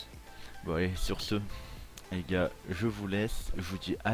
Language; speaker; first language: French; native; French